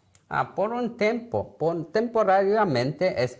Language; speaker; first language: Spanish; non-native, learner; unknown